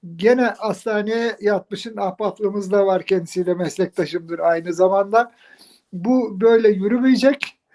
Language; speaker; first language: Turkish; native; Turkish